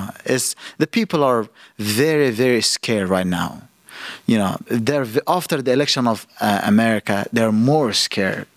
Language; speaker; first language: English; non-native, fluent; Persian